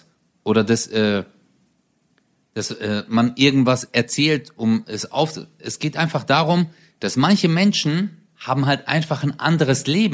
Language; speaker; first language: German; early bilingual, other home language; Turkish